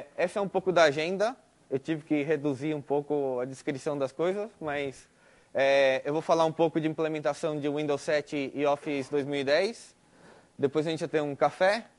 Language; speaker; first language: Portuguese; early bilingual, heritage; Spanish